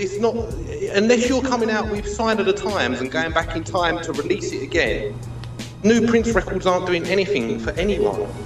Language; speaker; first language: English; native; English